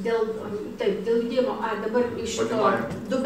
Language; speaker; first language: Lithuanian; native; Lithuanian